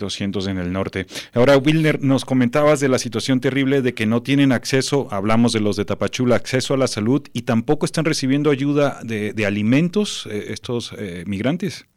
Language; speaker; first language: Spanish; native; Spanish